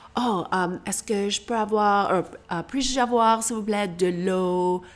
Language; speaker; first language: French; non-native, learner; English